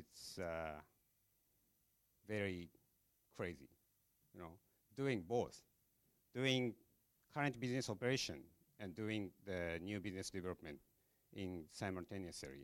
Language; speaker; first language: English; non-native, fluent; Japanese